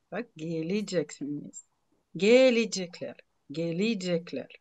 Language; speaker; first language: Turkish; non-native, fluent; Ukrainian